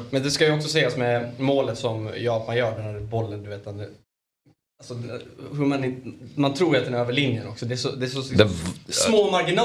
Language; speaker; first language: Swedish; native; Swedish